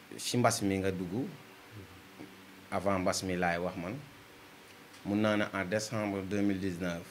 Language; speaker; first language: Wolof; native; Wolof